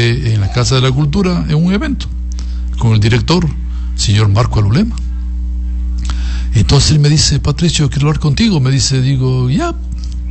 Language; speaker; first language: Spanish; native; Spanish